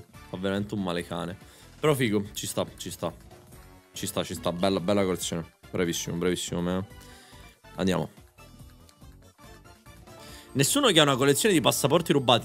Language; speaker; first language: Italian; native; Italian